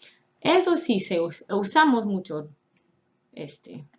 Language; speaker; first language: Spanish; non-native, fluent; English